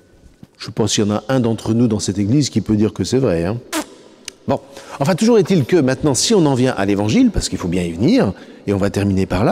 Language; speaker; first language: French; native; French